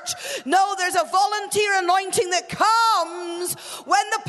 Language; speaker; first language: English; native; English